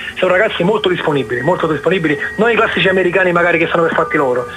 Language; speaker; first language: Italian; native; Italian